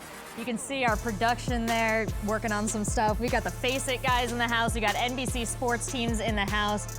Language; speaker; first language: English; native; English